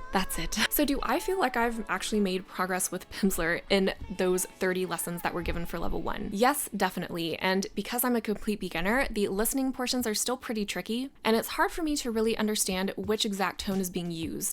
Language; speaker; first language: English; native; English